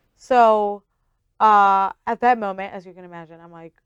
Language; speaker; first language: English; early bilingual, other home language; Spanish